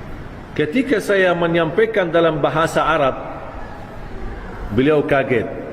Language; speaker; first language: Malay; non-native, fluent; Arabic